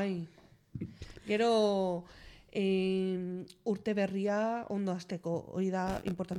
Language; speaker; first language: Basque; non-native, local second language; Spanish